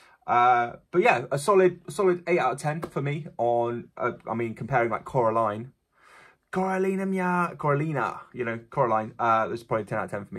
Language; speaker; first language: English; native; English